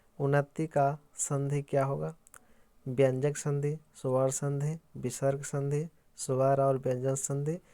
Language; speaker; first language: Hindi; native; Hindi